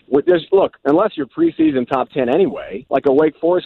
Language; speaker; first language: English; native; English